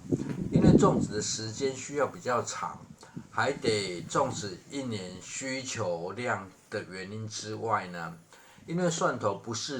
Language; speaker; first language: Chinese; native; Chinese